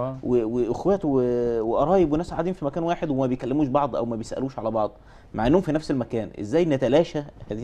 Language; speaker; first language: Arabic; native; Arabic